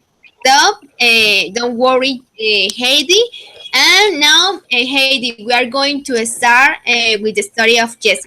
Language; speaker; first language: English; non-native, fluent; Spanish